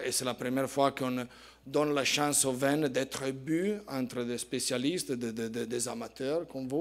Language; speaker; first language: French; non-native, fluent; Italian